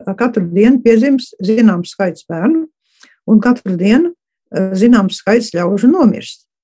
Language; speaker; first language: Latvian; early bilingual, heritage; Latvian